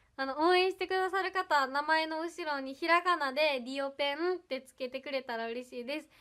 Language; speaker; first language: Japanese; native; Japanese